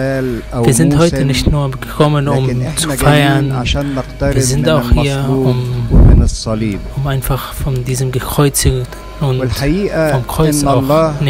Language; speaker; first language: German; non-native, fluent; Arabic